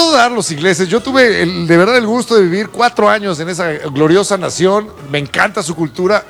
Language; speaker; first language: Spanish; native; Spanish